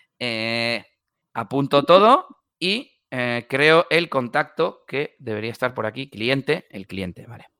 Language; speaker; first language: Spanish; native; Spanish